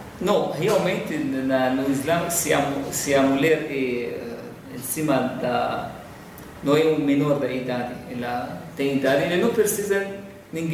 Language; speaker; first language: Portuguese; non-native, fluent; Arabic